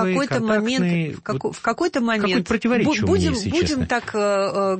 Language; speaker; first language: Russian; native; Russian